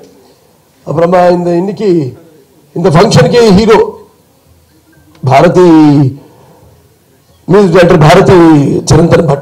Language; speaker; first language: Tamil; non-native, local second language; Telugu